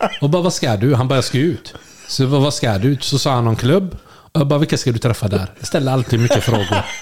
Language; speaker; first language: Swedish; early bilingual, other home language; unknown